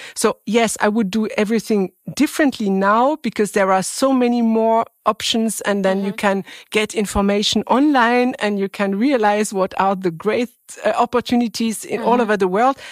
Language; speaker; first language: English; non-native, fluent; French